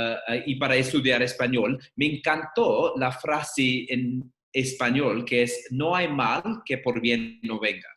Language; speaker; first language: Spanish; non-native, fluent; English